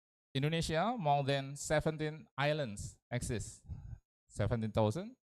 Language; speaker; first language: English; non-native, learner; Indonesian